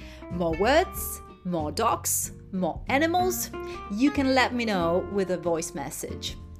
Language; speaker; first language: English; non-native, fluent; Italian